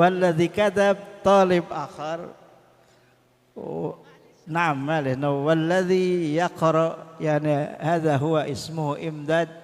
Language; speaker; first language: Arabic; non-native, fluent; Indonesian